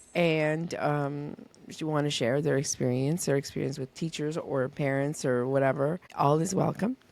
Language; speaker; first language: English; early bilingual, other home language; Spanish